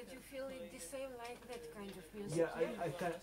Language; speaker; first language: English; non-native, fluent; Polish